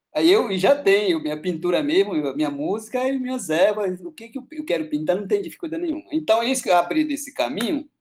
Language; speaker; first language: Portuguese; non-native, local second language; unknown